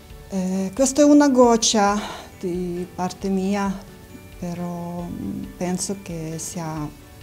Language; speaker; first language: Italian; non-native, learner; Ukrainian